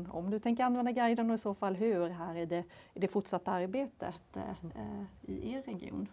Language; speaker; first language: Swedish; native; Swedish